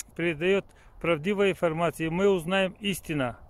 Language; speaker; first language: Russian; non-native, learner; Bulgarian